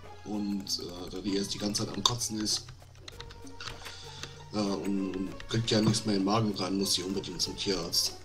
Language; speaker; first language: German; native; German